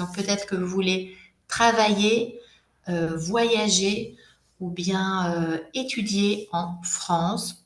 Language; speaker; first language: French; native; French